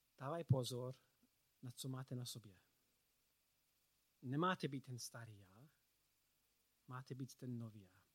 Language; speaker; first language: Czech; non-native, learner; English